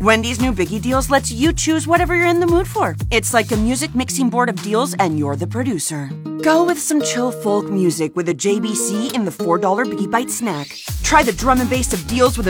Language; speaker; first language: English; native; English